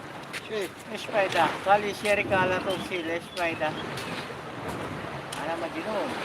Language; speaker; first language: Arabic; non-native, learner; Filipino